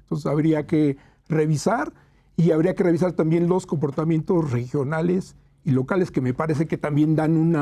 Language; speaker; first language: Spanish; native; Spanish